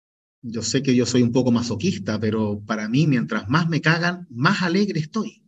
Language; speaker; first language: Spanish; native; Spanish